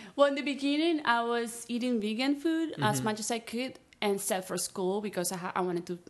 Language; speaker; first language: English; non-native, fluent; Spanish